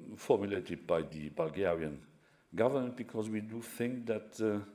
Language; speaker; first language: English; non-native, fluent; Luxembourgish